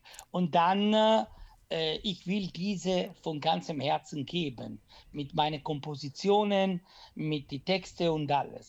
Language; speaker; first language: German; non-native, fluent; Italian